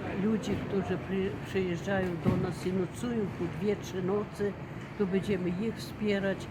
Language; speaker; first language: Polish; early bilingual, heritage; Polish